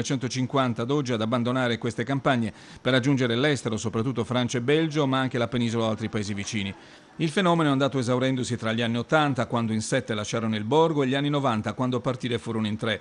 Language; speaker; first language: Italian; native; Italian